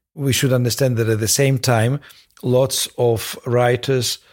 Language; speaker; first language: English; non-native, fluent; Russian